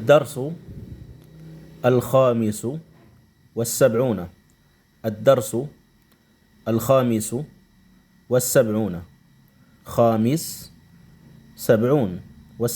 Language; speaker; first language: Arabic; non-native, fluent; Indonesian